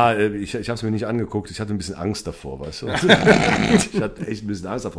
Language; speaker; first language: German; native; German